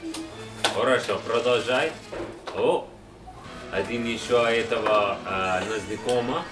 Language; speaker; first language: Russian; non-native, learner; English